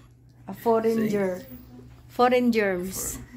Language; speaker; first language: English; non-native, local second language; Hiligaynon